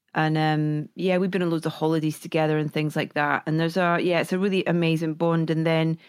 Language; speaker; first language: English; native; English